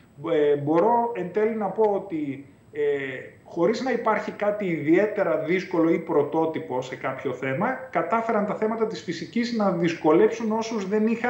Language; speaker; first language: Greek; native; Greek